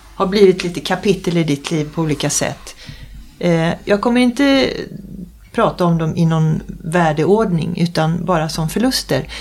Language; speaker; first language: Swedish; native; Swedish